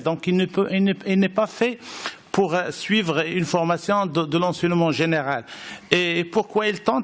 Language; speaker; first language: French; non-native, local second language; Arabic